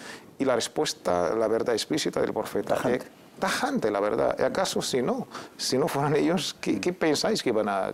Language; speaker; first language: Spanish; native; Spanish